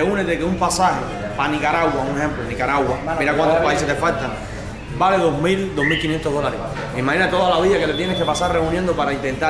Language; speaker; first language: Spanish; native; Spanish